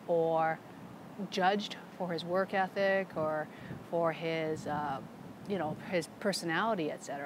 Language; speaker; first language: English; native; English